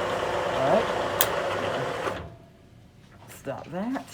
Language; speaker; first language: English; native; English